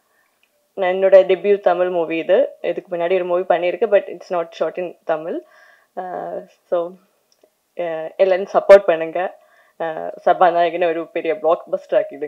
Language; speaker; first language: Tamil; non-native, learner; Malayalam